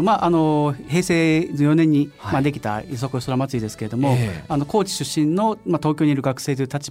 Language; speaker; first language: Japanese; native; Japanese